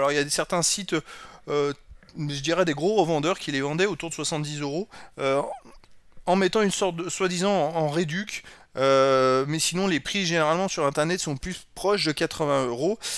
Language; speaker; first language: French; native; French